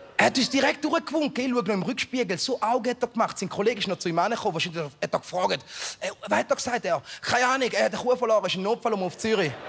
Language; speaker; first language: German; early bilingual, other home language; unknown